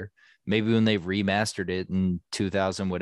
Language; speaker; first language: English; native; English